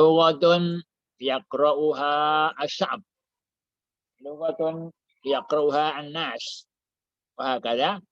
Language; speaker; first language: Arabic; non-native, fluent; Indonesian